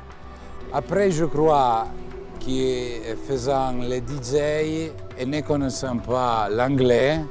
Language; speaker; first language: French; non-native, fluent; Italian